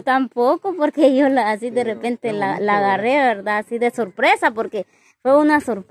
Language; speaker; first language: Spanish; native; Spanish